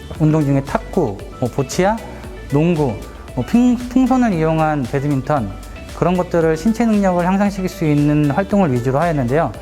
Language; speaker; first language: Korean; native; Korean